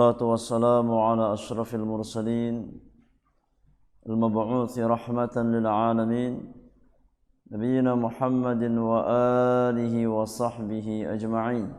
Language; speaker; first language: Arabic; non-native, fluent; Indonesian